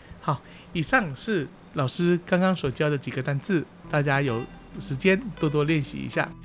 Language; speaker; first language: Chinese; early bilingual, heritage; Chinese